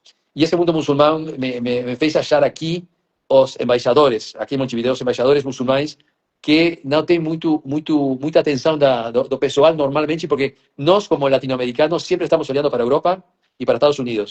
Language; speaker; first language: Portuguese; non-native, fluent; Spanish